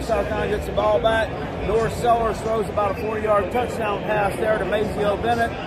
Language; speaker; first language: English; native; English